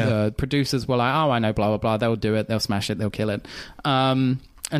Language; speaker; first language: English; native; English